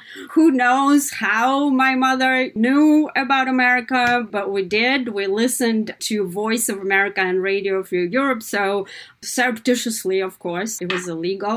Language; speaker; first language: English; non-native, fluent; Kazakh